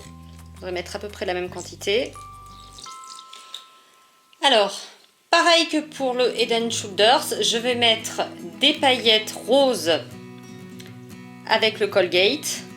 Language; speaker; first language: French; native; French